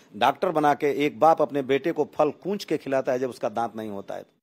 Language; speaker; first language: Hindi; native; Hindi